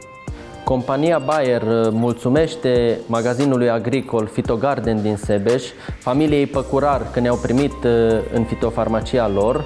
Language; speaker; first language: Romanian; native; Romanian